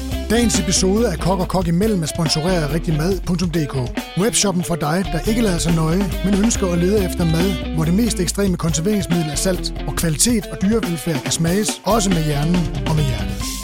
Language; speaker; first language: Danish; native; Danish